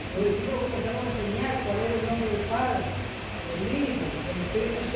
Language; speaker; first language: Spanish; native; Spanish